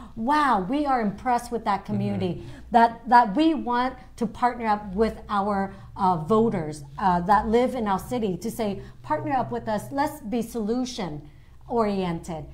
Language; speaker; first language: English; early bilingual, other home language; Vietnamese